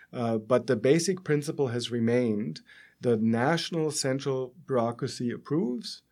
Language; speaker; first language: English; non-native, fluent; German